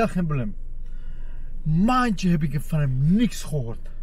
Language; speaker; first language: Dutch; non-native, fluent; Armenian